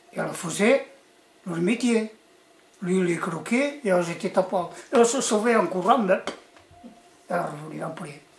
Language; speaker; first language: French; early bilingual, other home language; Catalan